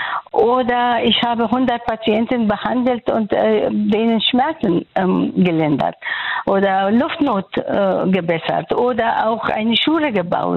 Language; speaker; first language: German; non-native, fluent; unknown